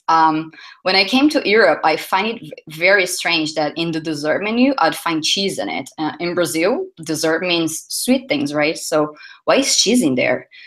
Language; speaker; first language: English; non-native, fluent; Portuguese